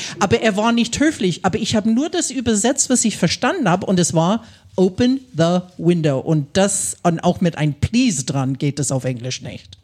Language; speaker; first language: German; non-native, fluent; English